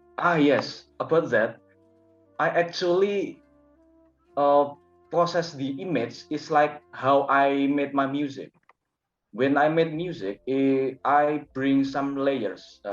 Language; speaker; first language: English; non-native, learner; Indonesian